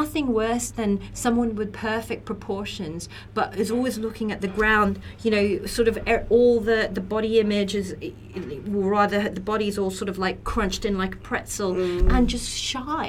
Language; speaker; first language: English; native; English